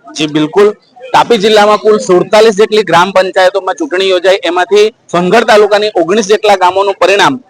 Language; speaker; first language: Gujarati; native; Gujarati